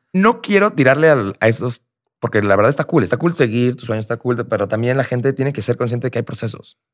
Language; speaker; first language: Spanish; native; Spanish